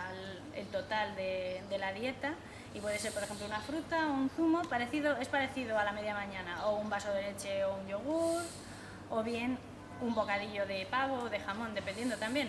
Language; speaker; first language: Spanish; native; Spanish